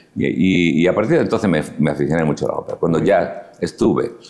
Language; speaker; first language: Spanish; native; Spanish